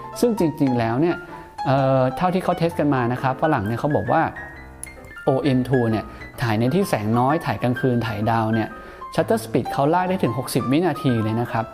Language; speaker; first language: Thai; native; Thai